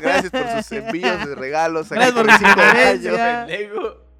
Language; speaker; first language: Spanish; native; Spanish